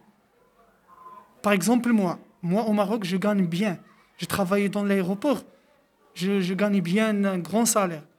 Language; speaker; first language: French; non-native, local second language; Arabic